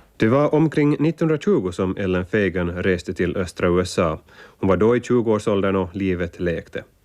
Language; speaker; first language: Swedish; native; Swedish